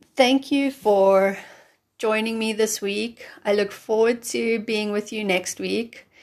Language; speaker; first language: English; native; English